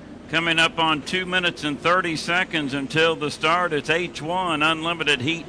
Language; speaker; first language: English; native; English